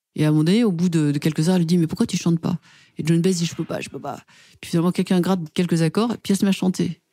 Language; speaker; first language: French; native; French